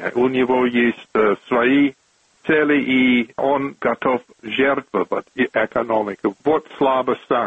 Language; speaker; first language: Russian; non-native, fluent; English